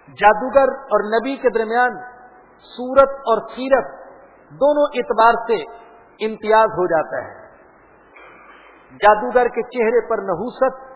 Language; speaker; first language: Urdu; non-native, local second language; Punjabi